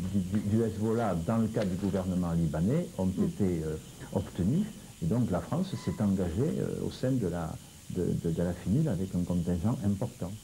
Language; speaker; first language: French; native; French